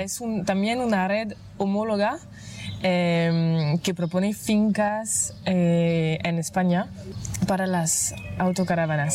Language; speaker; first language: Spanish; non-native, fluent; French